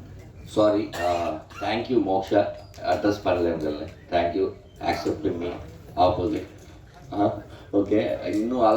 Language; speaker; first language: Tamil; non-native, learner; Telugu